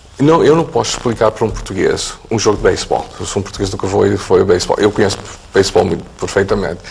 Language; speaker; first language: Portuguese; early bilingual, heritage; English